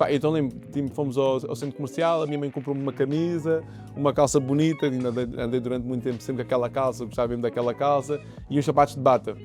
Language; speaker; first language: Portuguese; early bilingual, other home language; Kabuverdianu